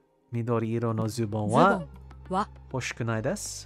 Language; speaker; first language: Japanese; non-native, learner; English